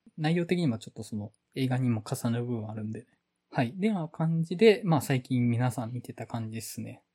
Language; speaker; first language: Japanese; native; Japanese